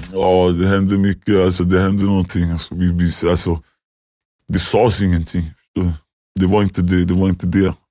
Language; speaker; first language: Swedish; native; Swedish